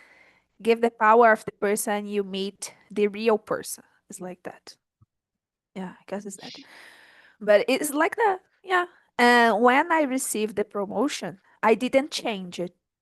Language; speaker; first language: English; non-native, learner; Portuguese